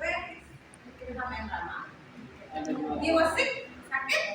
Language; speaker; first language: English; non-native, fluent; Indonesian